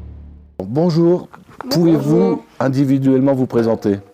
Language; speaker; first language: French; native; French